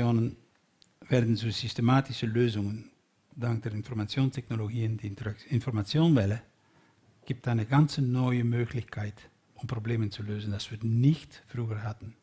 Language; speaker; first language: German; non-native, learner; Dutch